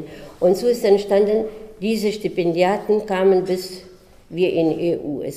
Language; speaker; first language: German; early bilingual, heritage; German